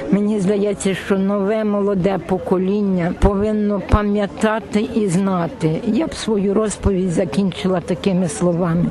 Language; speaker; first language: Ukrainian; native; Ukrainian